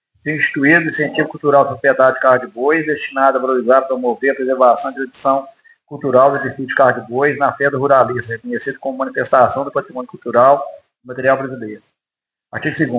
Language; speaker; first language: Portuguese; native; Portuguese